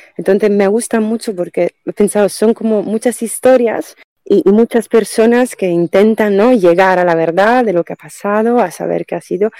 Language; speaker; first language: Spanish; non-native, fluent; Italian